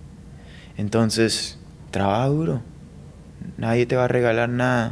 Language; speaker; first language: Spanish; early bilingual, heritage; English